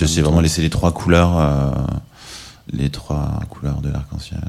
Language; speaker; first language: French; native; French